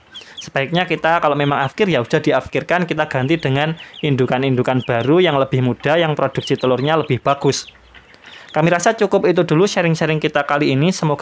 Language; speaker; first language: Indonesian; native; Indonesian